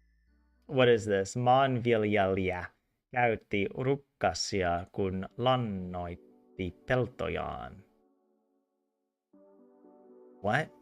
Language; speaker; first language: Finnish; non-native, learner; English